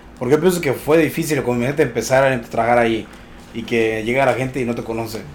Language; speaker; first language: Spanish; native; Spanish